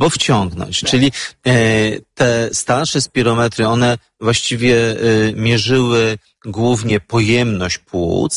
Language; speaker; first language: Polish; native; Polish